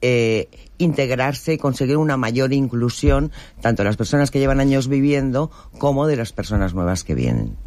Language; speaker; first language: Spanish; native; Spanish